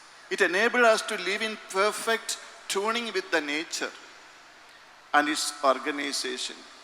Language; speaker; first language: English; non-native, local second language; Malayalam